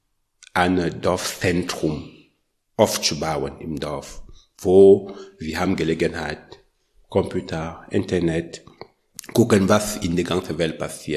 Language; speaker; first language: German; non-native, learner; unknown